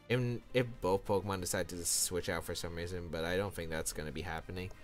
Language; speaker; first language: English; native; English